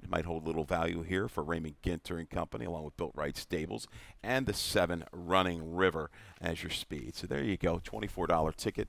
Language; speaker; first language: English; native; English